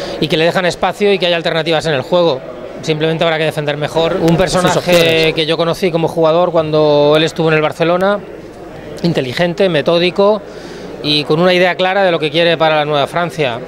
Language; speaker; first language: Spanish; native; Spanish